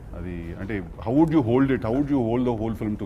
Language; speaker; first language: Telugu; native; Telugu